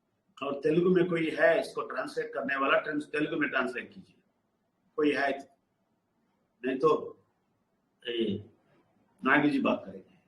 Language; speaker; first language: Hindi; non-native, local second language; Telugu